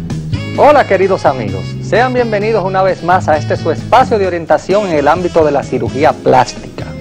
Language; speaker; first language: Spanish; native; Spanish